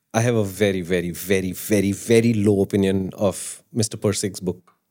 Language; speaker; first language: English; non-native, local second language; Hindi